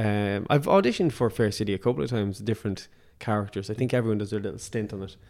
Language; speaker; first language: English; native; English